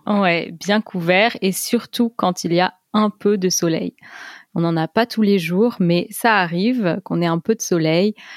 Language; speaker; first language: French; native; French